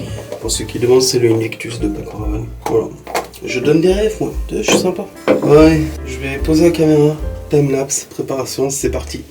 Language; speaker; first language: French; native; French